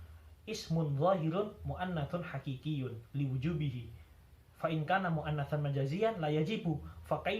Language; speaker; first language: Arabic; non-native, learner; Javanese